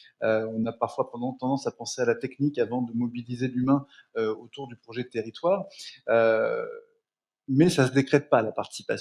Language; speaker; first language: French; native; French